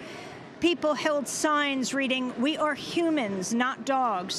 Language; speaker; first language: English; native; English